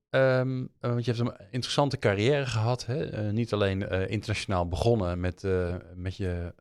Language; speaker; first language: Dutch; native; Dutch